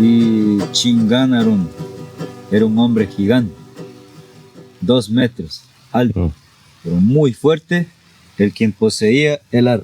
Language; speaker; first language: Spanish; non-native, local second language; Quechua